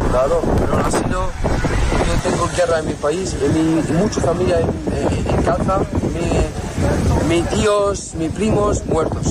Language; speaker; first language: Spanish; non-native, learner; Arabic